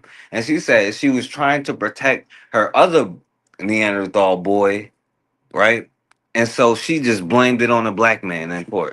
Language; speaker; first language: English; native; English